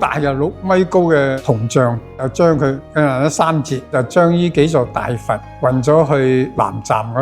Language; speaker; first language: Cantonese; native; Cantonese